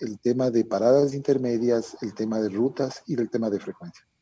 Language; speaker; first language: Spanish; native; Spanish